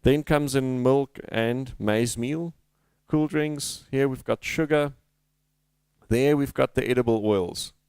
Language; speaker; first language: English; non-native, local second language; Afrikaans